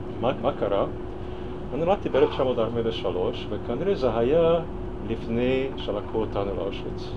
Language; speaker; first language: Hebrew; non-native, fluent; Hungarian